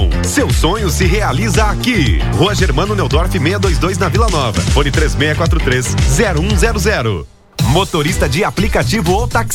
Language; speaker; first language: Portuguese; native; Portuguese